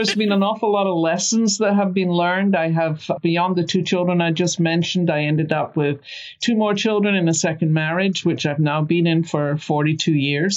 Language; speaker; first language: English; native; English